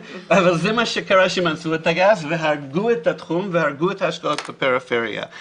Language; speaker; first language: Hebrew; non-native, fluent; English